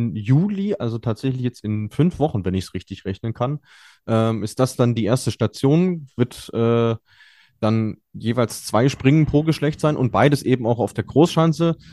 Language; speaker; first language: German; native; German